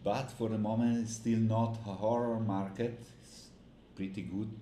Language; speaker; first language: English; non-native, fluent; Italian